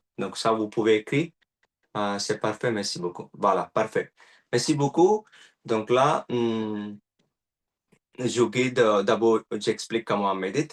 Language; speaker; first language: French; non-native, learner; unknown